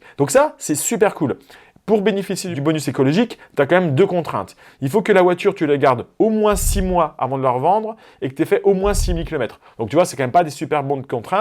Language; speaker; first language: French; native; French